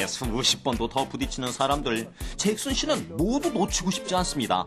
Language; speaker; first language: Korean; native; Korean